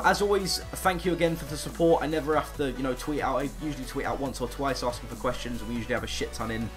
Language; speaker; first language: English; native; English